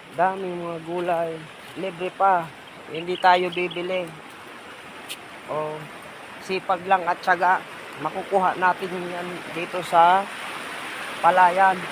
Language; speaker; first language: Filipino; non-native, local second language; Bikol